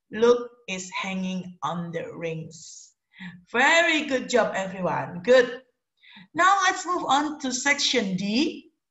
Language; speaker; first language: English; non-native, fluent; Indonesian